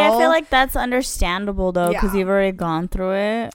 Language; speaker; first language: English; early bilingual, other home language; Spanish